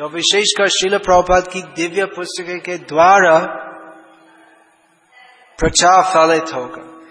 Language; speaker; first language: Hindi; non-native, fluent; English